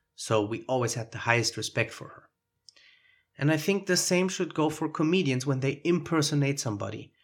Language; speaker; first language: English; non-native, fluent; German